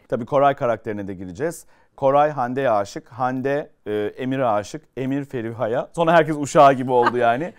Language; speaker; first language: Turkish; native; Turkish